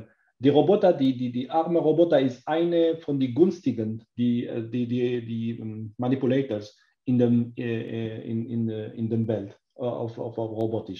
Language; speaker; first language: German; non-native, learner; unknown